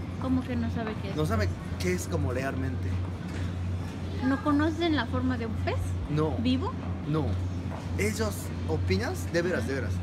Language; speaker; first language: Spanish; non-native, learner; Japanese